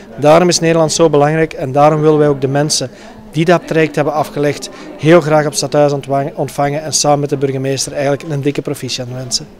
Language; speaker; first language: Dutch; native; Dutch